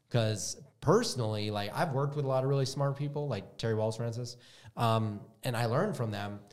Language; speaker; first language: English; native; English